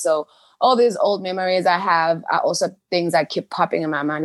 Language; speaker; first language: English; non-native, local second language; Xhosa